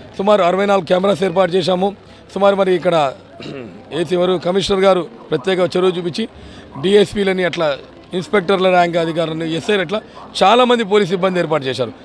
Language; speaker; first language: Telugu; native; Telugu